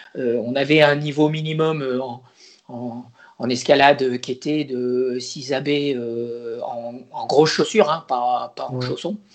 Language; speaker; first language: French; native; French